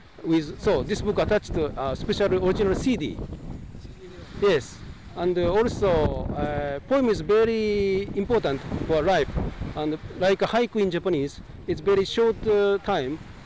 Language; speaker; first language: English; non-native, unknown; Japanese